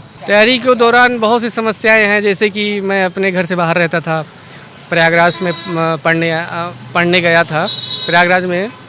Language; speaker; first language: Hindi; native; Hindi